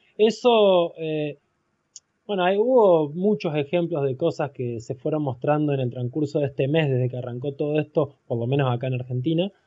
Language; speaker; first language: Spanish; native; Spanish